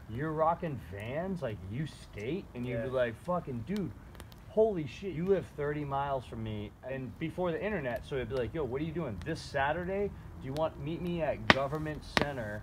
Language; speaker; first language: English; native; English